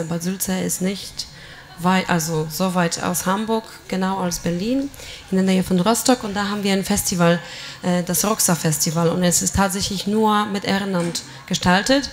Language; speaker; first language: German; non-native, fluent; Polish